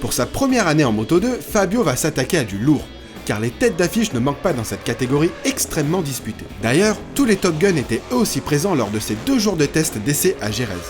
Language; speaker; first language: French; native; French